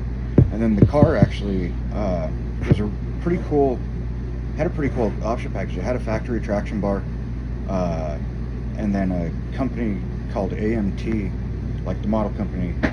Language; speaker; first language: English; native; English